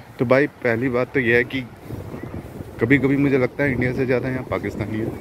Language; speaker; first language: Hindi; native; Hindi